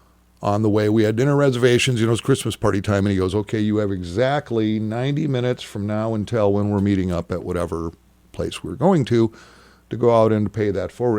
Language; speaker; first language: English; native; English